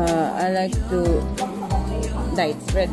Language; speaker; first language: English; non-native, local second language; Filipino